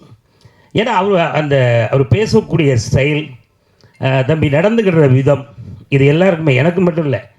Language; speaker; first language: Tamil; native; Tamil